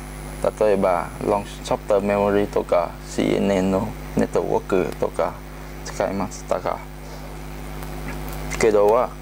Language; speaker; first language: Japanese; non-native, learner; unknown